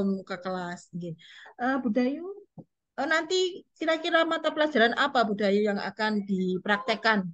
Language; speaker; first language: Indonesian; native; Indonesian